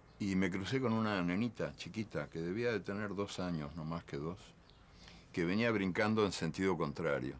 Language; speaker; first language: Spanish; native; Spanish